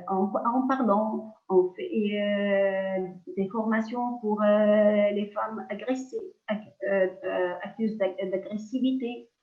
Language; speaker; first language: French; non-native, local second language; Arabic